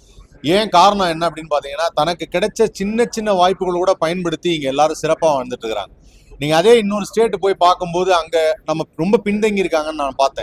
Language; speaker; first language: Tamil; native; Tamil